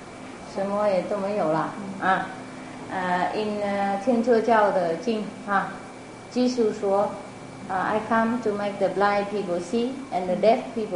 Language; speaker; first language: Chinese; non-native, fluent; Vietnamese